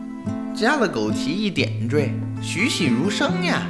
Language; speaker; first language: Chinese; native; Chinese